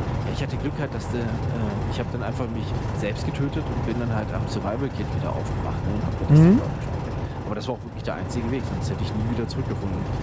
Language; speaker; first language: German; native; German